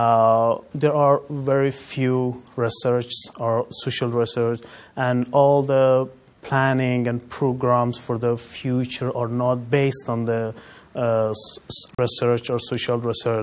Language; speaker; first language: English; non-native, fluent; Persian